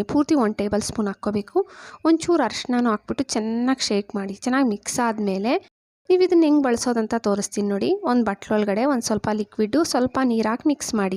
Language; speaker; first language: Kannada; native; Kannada